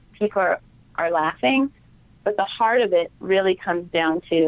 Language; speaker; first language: English; native; English